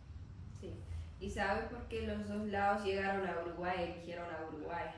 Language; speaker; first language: Spanish; non-native, learner; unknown